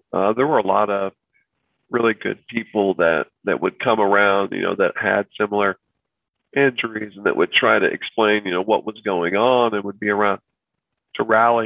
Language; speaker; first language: English; native; English